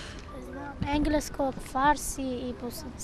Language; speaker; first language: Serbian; non-native, learner; Persian